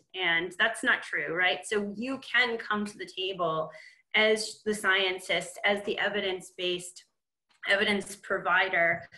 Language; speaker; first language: English; native; English